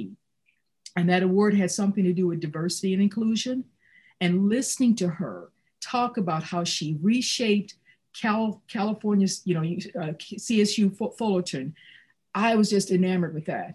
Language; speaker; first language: English; native; English